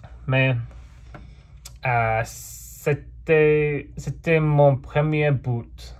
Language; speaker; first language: French; non-native, fluent; English